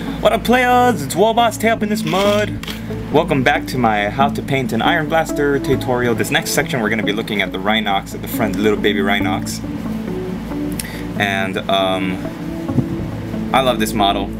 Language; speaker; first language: English; native; English